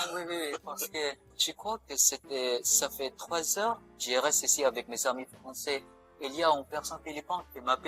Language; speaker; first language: French; non-native, learner; Filipino